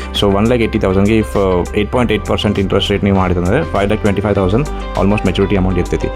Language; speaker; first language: Kannada; early bilingual, heritage; Kannada